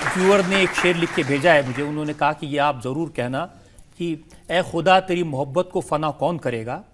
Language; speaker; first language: Hindi; native; Hindi